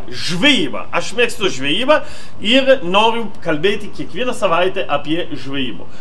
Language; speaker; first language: Lithuanian; non-native, fluent; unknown